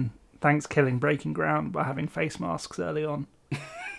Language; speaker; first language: English; native; English